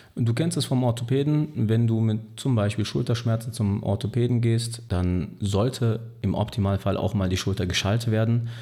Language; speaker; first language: German; early bilingual, other home language; Turkish